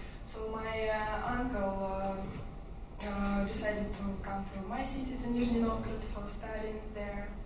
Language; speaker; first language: English; non-native, learner; Russian